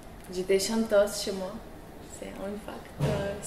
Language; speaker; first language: French; non-native, learner; Russian